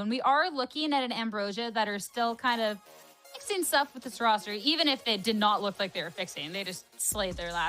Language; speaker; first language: English; native; English